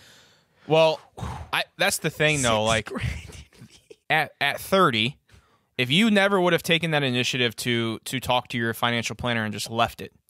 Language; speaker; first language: English; native; English